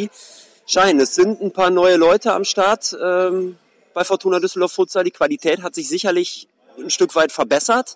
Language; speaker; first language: German; native; German